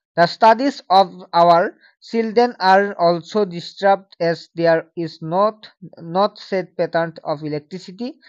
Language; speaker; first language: English; non-native, local second language; Assamese